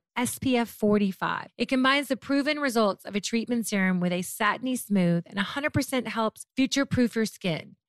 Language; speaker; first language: English; native; English